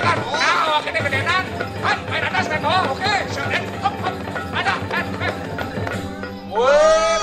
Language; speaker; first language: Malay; non-native, local second language; Balinese